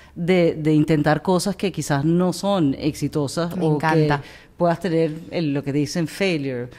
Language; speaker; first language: Spanish; native; Spanish